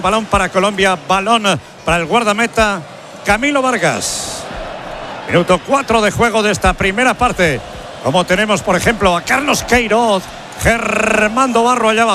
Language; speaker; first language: Spanish; native; Spanish